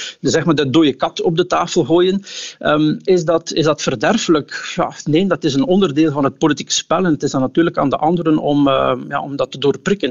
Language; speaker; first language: Dutch; native; Dutch